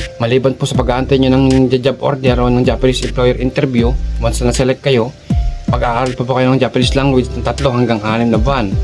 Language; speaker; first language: Filipino; native; Filipino